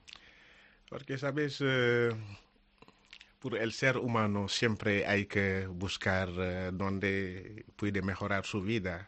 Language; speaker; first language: Spanish; non-native, learner; Wolof